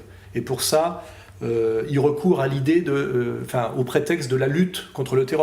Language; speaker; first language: French; native; French